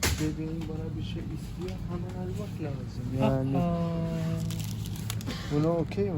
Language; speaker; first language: Turkish; non-native, learner; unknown